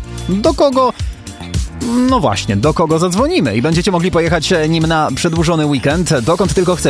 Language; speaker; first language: Polish; native; Polish